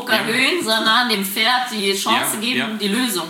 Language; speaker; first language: German; native; German